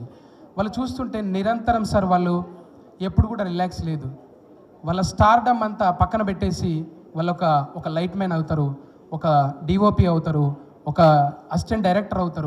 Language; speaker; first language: Telugu; native; Telugu